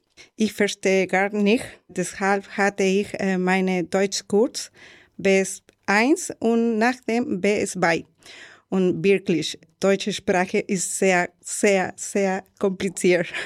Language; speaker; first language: German; non-native, learner; Spanish